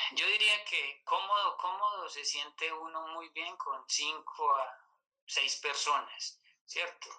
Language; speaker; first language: Spanish; native; Spanish